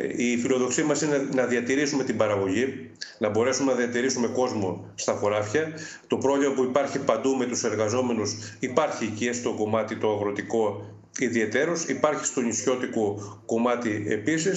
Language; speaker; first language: Greek; native; Greek